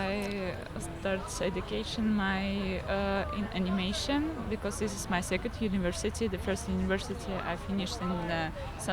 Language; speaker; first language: English; non-native, learner; Slovak